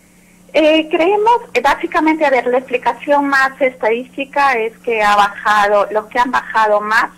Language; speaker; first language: Spanish; native; Spanish